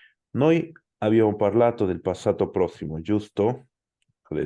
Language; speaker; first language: Italian; non-native, fluent; Spanish